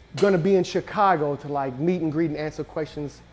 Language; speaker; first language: English; native; English